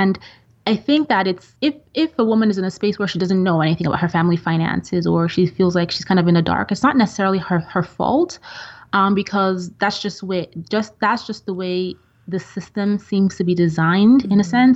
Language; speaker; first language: English; non-native, local second language; Yoruba